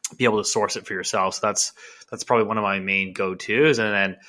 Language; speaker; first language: English; native; English